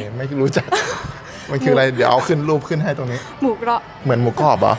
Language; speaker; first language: Thai; native; Thai